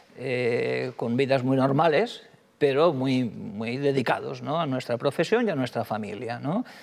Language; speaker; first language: Spanish; native; Spanish